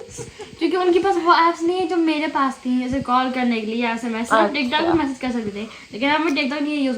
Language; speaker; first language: Hindi; early bilingual, heritage; Hindi